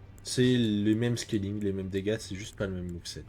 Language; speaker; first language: French; native; French